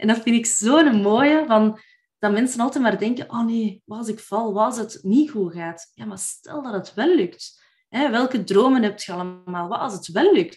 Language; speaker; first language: Dutch; native; Dutch